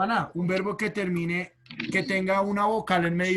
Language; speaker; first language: Spanish; native; Spanish